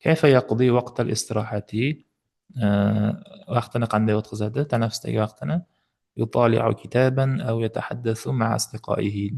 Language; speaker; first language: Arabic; non-native, fluent; Uzbek